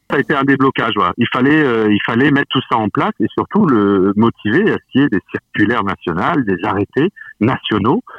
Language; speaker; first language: French; native; French